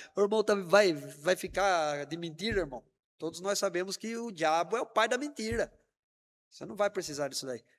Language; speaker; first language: Portuguese; native; Portuguese